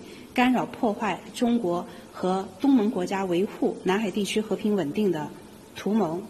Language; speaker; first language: Chinese; native; Chinese